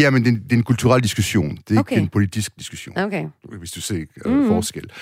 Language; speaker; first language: Danish; non-native, fluent; French